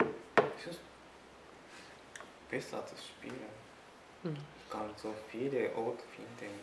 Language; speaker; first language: German; non-native, learner; Japanese